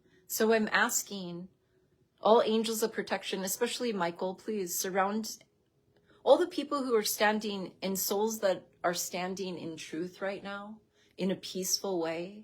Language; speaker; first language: English; native; English